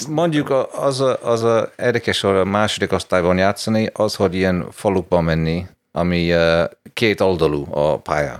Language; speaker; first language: Hungarian; non-native, fluent; English